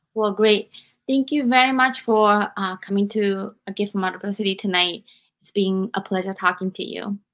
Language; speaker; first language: English; non-native, fluent; Japanese